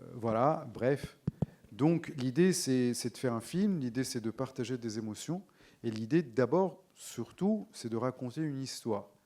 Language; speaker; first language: French; non-native, local second language; Arabic